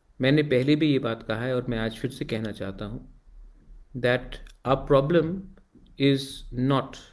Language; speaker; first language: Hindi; non-native, local second language; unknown